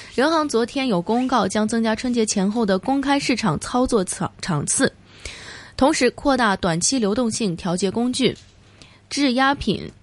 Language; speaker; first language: Chinese; non-native, local second language; Cantonese